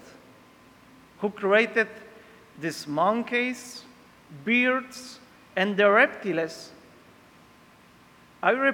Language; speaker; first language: English; non-native, learner; Polish